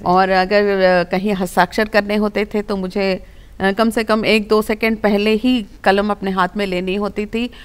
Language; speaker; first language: Hindi; non-native, local second language; Telugu